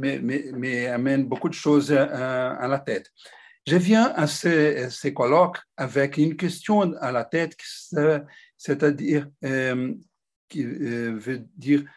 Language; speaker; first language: French; non-native, fluent; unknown